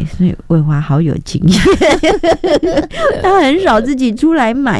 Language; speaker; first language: Chinese; native; Chinese